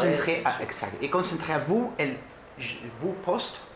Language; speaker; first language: French; non-native, learner; Spanish